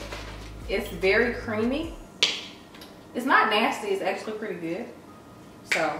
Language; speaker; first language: English; native; English